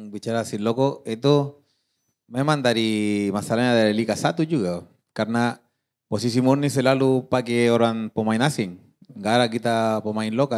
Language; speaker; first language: Indonesian; non-native, fluent; Spanish